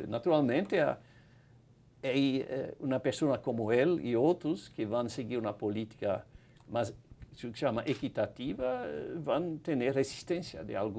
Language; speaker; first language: Spanish; non-native, fluent; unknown